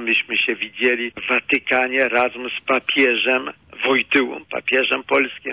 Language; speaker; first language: Polish; early bilingual, heritage; Polish